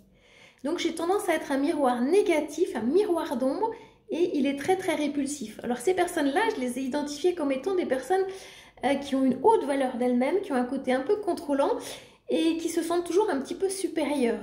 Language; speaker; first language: French; native; French